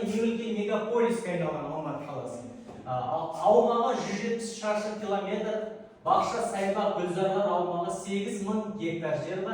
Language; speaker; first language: Kazakh; native; Kazakh